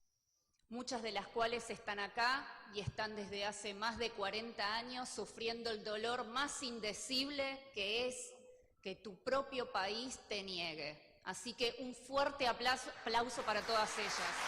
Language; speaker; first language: Spanish; native; Spanish